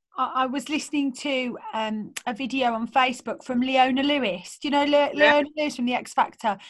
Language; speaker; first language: English; native; English